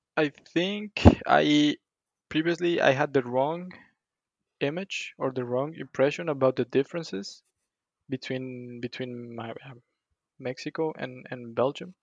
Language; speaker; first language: English; non-native, fluent; Spanish